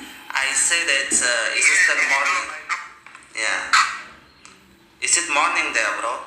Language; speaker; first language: English; non-native, learner; Indonesian